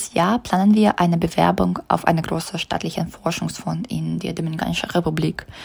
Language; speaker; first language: German; non-native, fluent; Russian